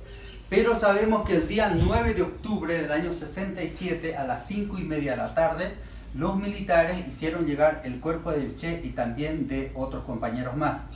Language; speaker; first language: Spanish; native; Spanish